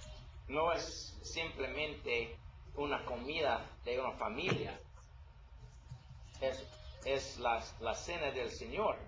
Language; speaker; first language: Spanish; non-native, learner; English